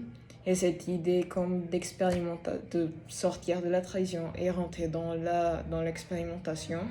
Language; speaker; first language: French; non-native, fluent; Spanish